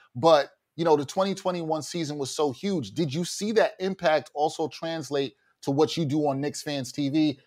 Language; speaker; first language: English; native; English